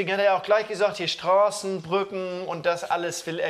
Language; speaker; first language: German; native; German